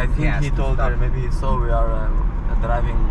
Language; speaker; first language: English; non-native, learner; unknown